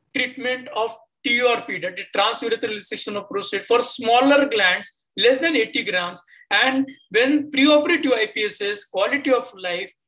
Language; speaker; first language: English; non-native, local second language; Marathi